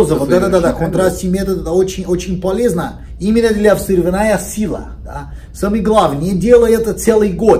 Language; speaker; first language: Russian; non-native, learner; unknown